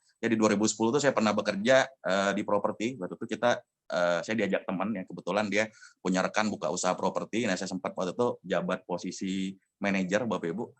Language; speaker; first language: Indonesian; native; Indonesian